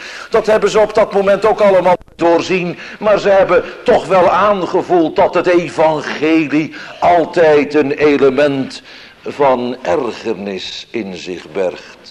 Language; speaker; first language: Dutch; native; Dutch